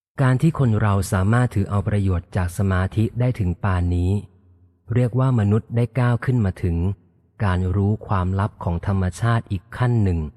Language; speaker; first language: Thai; native; Thai